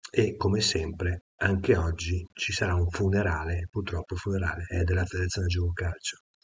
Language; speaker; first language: Italian; native; Italian